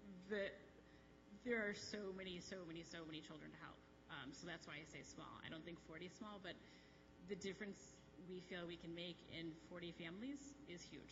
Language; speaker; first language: English; native; English